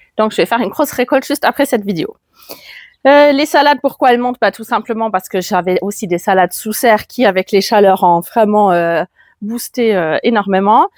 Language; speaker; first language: French; non-native, fluent; German